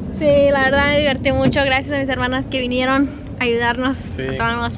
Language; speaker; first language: Spanish; native; Spanish